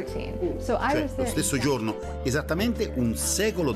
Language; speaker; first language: Italian; native; Italian